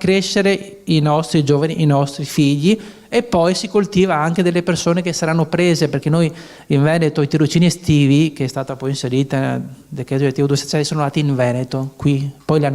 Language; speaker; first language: Italian; native; Italian